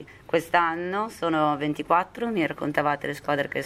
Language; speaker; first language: Italian; native; Italian